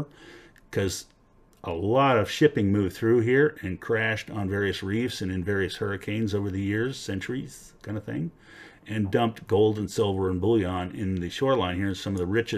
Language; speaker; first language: English; native; English